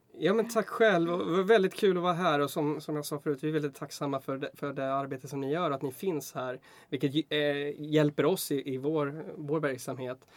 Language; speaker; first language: Swedish; native; Swedish